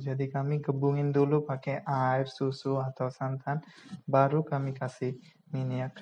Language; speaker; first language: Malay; non-native, local second language; Bangla